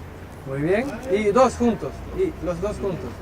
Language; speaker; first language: Spanish; non-native, learner; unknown